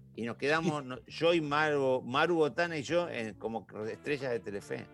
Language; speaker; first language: Spanish; native; Spanish